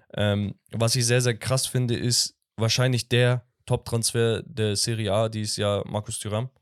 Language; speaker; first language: German; early bilingual, other home language; Turkish